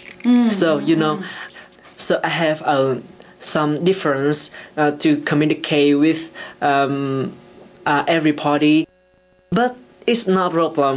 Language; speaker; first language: English; non-native, learner; Vietnamese